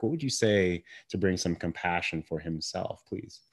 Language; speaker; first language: English; native; English